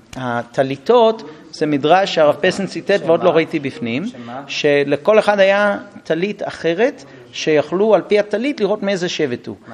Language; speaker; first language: Hebrew; non-native, fluent; English